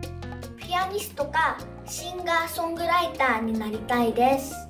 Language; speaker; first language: Japanese; early bilingual, other home language; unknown